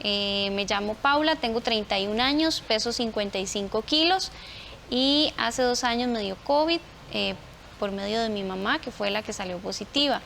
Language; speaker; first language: Spanish; native; Spanish